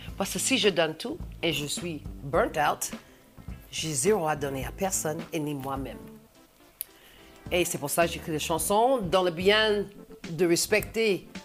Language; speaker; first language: French; non-native, fluent; English